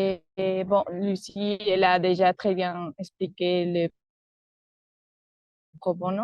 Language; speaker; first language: French; non-native, fluent; Spanish